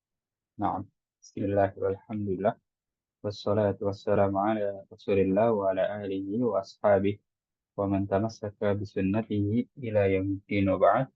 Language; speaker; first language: Arabic; non-native, fluent; Indonesian